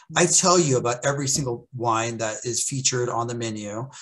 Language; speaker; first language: English; native; English